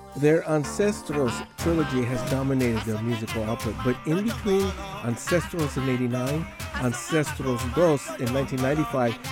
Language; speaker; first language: English; native; English